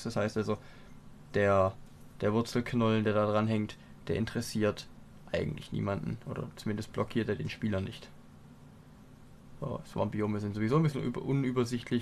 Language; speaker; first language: German; native; German